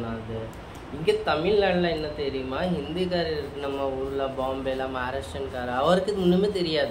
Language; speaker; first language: Tamil; non-native, fluent; Hindi